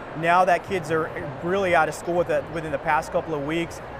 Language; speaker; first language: English; native; English